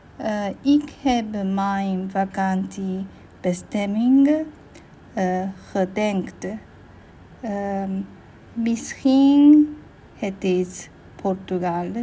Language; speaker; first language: Dutch; non-native, learner; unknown